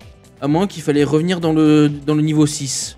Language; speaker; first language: French; native; French